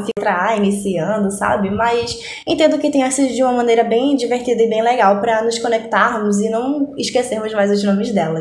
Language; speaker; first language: Portuguese; native; Portuguese